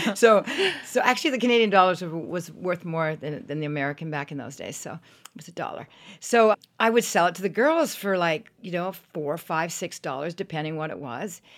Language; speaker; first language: English; native; English